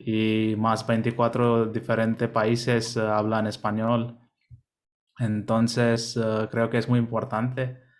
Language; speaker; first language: Spanish; non-native, learner; Hindi